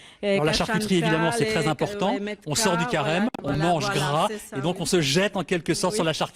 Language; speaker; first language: French; native; French